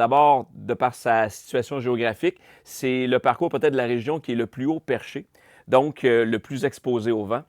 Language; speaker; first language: French; native; French